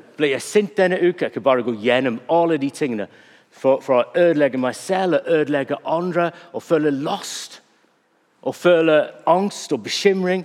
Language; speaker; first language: Norwegian; non-native, fluent; English